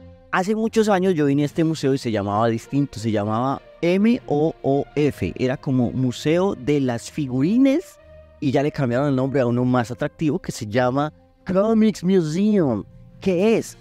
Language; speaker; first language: Spanish; native; Spanish